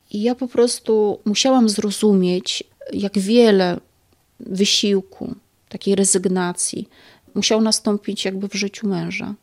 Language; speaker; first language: Polish; native; Polish